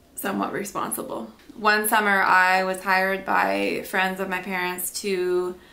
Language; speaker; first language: English; native; English